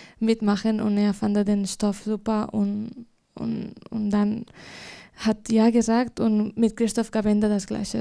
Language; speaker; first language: German; non-native, fluent; Spanish